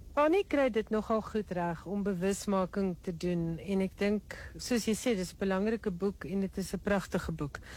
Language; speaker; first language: Afrikaans; native; Afrikaans